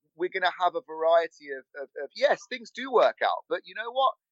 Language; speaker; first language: English; native; English